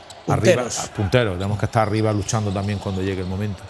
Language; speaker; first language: Spanish; native; Spanish